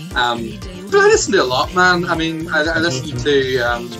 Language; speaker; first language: English; native; English